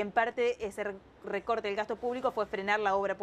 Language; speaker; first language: Spanish; native; Spanish